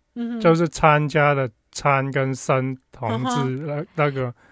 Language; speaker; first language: Chinese; non-native, local second language; Cantonese